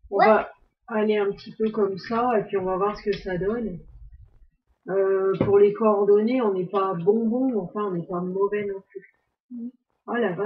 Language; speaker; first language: French; native; French